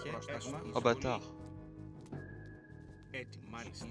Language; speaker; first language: French; native; French